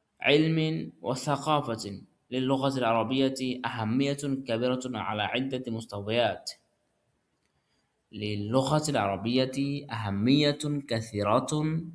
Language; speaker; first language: Arabic; non-native, fluent; Bangla